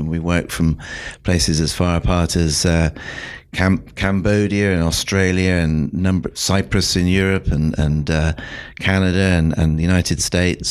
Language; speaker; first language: English; native; English